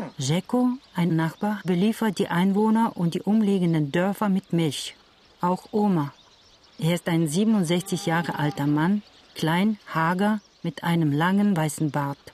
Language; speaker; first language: German; non-native, fluent; Bulgarian